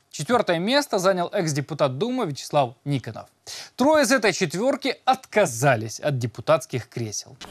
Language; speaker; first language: Russian; native; Russian